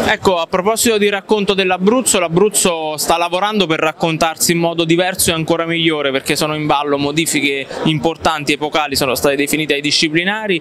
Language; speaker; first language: Italian; native; Italian